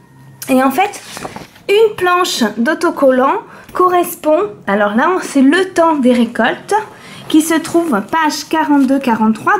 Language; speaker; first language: French; native; French